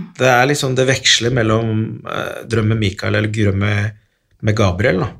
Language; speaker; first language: Norwegian; early bilingual, other home language; Arabic